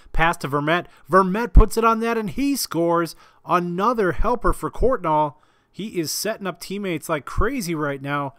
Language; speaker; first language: English; native; English